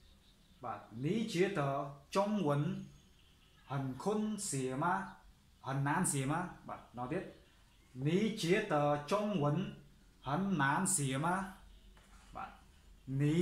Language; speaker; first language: Chinese; non-native, fluent; Khmer